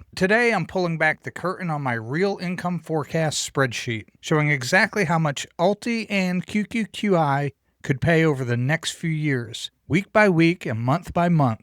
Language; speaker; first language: English; native; English